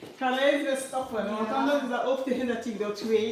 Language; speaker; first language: Dutch; non-native, fluent; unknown